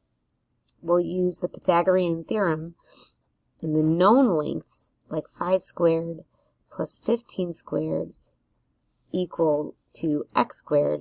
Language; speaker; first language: English; native; English